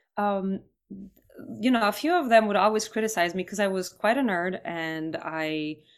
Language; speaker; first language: English; non-native, fluent; Serbian